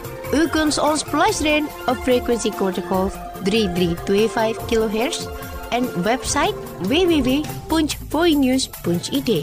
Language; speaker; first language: Dutch; non-native, fluent; Indonesian